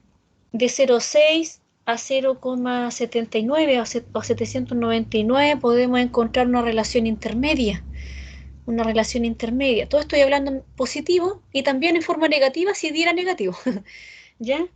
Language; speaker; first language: Spanish; native; Spanish